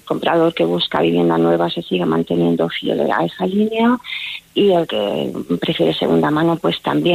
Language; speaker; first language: Spanish; native; Spanish